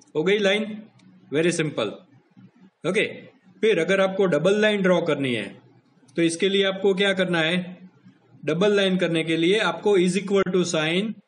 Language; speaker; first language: Hindi; non-native, local second language; Gujarati